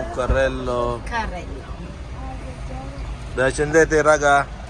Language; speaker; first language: Italian; non-native, local second language; Filipino